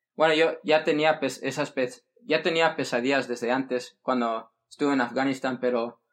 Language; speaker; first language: Spanish; early bilingual, heritage; Spanish